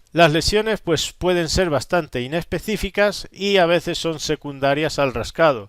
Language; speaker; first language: Spanish; native; Spanish